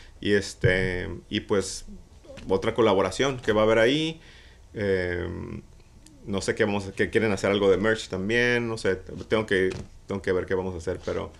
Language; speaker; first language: Spanish; native; Spanish